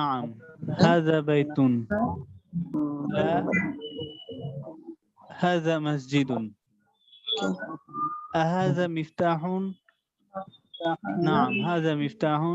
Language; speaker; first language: Arabic; non-native, learner; Bangla